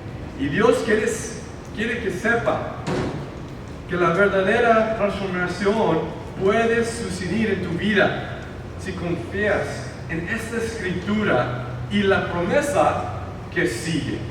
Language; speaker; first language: Spanish; early bilingual, heritage; Spanish